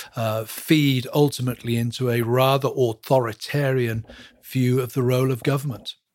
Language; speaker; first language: English; native; English